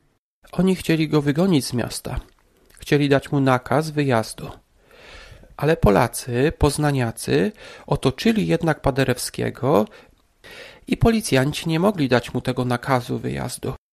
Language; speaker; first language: Polish; native; Polish